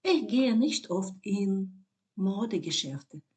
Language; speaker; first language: German; non-native, fluent; Ukrainian